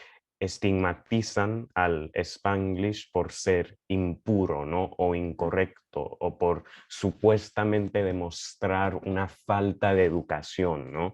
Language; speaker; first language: Spanish; early bilingual, heritage; Spanish